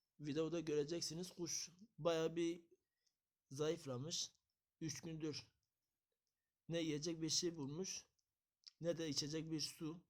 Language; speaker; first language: Turkish; native; Turkish